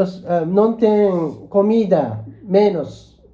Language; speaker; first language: Portuguese; non-native, learner; Japanese